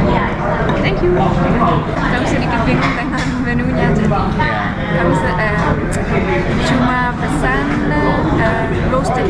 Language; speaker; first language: Indonesian; non-native, learner; English